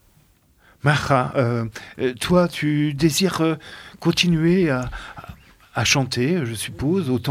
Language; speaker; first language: French; native; French